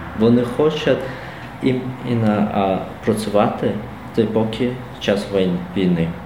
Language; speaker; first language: Ukrainian; non-native, learner; Tajik